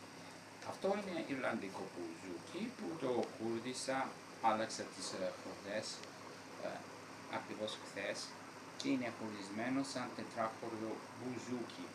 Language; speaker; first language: Greek; non-native, fluent; Italian